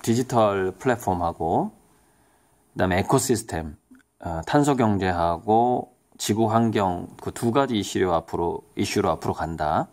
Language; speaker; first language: Korean; native; Korean